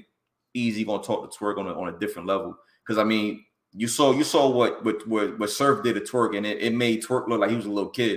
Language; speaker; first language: English; native; English